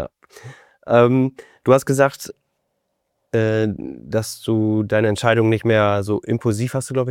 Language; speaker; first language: German; native; German